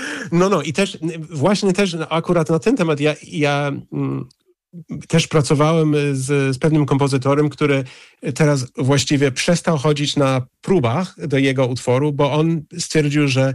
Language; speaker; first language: Polish; non-native, fluent; English